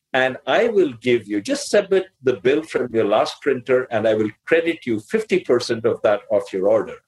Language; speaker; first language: English; non-native, local second language; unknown